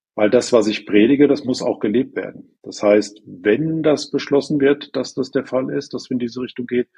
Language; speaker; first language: German; native; German